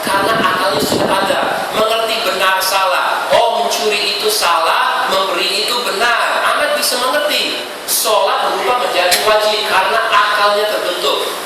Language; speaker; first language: Indonesian; non-native, fluent; English